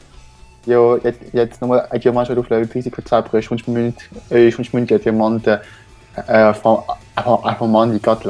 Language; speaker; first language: German; native; German